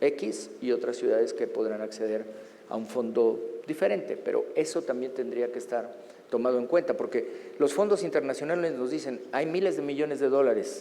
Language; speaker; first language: Spanish; native; Spanish